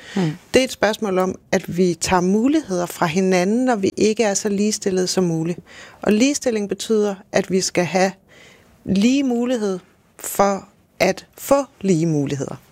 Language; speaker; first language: Danish; native; Danish